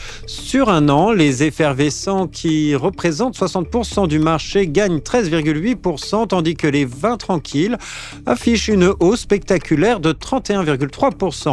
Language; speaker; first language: French; native; French